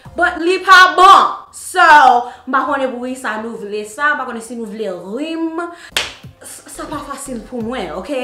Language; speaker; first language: Haitian Creole; early bilingual, heritage; Haitian Creole